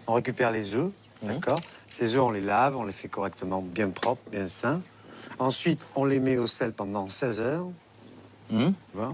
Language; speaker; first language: French; native; French